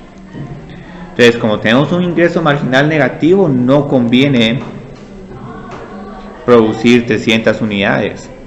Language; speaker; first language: Spanish; native; Spanish